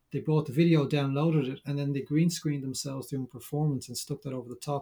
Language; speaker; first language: English; native; English